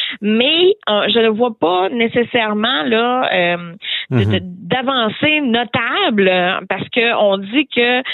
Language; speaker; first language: French; native; French